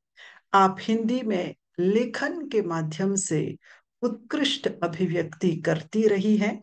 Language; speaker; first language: Hindi; non-native, local second language; Morisyen